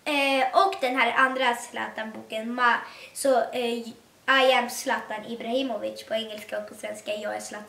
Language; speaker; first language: Swedish; early bilingual, other home language; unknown